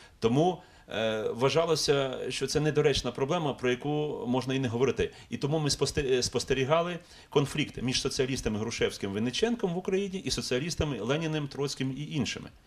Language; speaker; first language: Ukrainian; native; Ukrainian